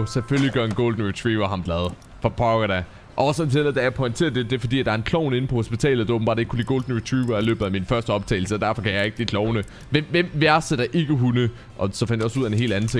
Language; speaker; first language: Danish; native; Danish